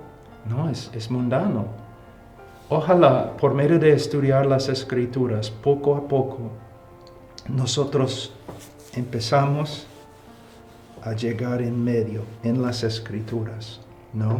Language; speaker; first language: Spanish; non-native, fluent; English